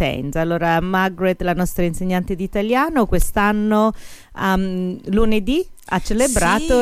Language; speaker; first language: Italian; early bilingual, heritage; Italian